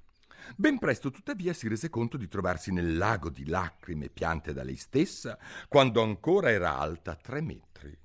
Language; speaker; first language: Italian; native; Italian